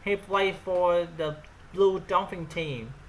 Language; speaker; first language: English; non-native, learner; Vietnamese